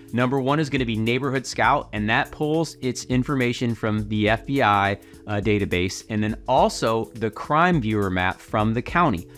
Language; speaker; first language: English; native; English